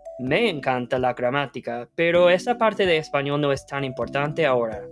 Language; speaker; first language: Spanish; non-native, fluent; English